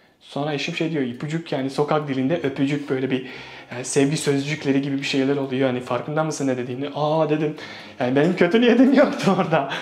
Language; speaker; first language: Turkish; non-native, fluent; Bosnian